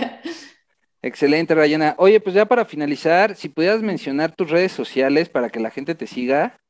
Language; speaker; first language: Spanish; native; Spanish